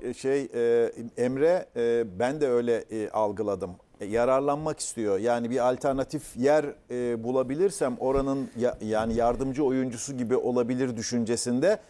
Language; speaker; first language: Turkish; native; Turkish